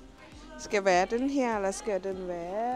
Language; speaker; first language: Danish; non-native, learner; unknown